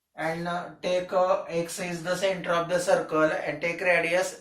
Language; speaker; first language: English; non-native, local second language; Marathi